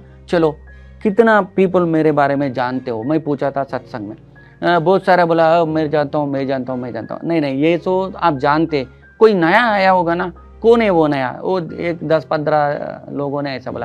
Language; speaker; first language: Hindi; non-native, local second language; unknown